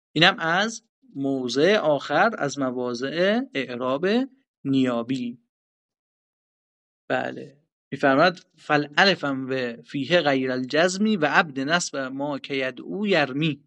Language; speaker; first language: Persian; native; Persian